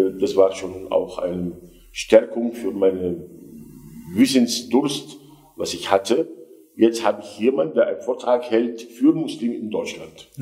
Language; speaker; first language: German; non-native, fluent; Arabic